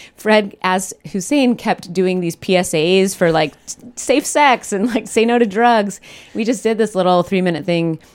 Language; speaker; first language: English; native; English